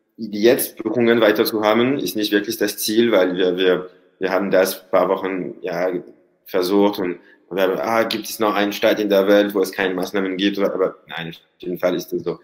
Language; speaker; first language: German; non-native, learner; French